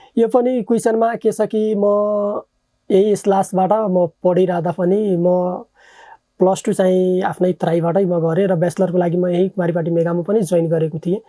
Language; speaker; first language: Nepali; non-native, local second language; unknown